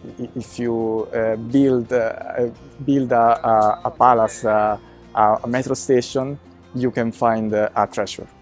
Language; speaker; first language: English; non-native, fluent; Italian